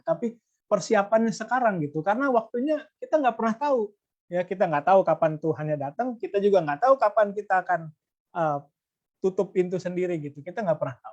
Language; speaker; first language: Indonesian; native; Indonesian